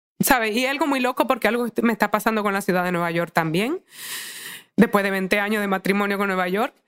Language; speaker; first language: Spanish; native; Spanish